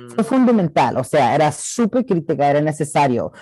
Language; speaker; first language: Spanish; early bilingual, heritage; Spanish